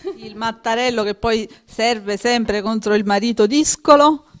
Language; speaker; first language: Italian; native; Italian